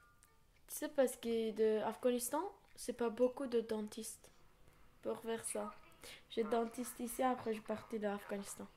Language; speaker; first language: French; non-native, learner; Persian